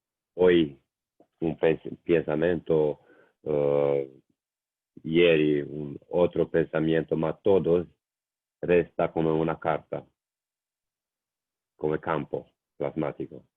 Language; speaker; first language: Spanish; non-native, learner; Italian